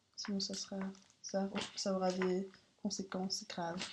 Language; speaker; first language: French; non-native, learner; Danish